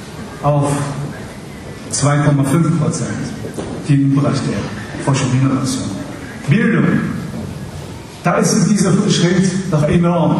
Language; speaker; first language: German; non-native, fluent; Chinese